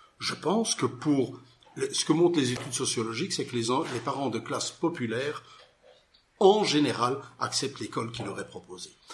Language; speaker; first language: French; native; French